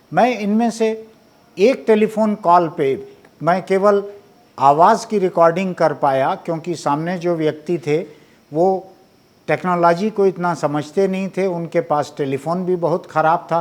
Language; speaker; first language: Hindi; native; Hindi